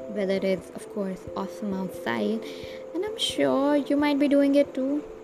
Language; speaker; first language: English; non-native, local second language; Hindi